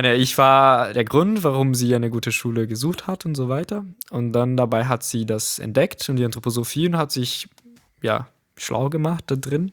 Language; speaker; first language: German; non-native, fluent; Portuguese